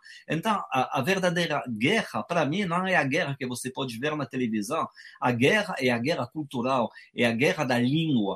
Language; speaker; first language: Portuguese; non-native, fluent; French